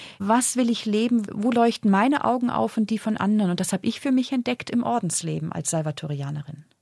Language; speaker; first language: German; native; German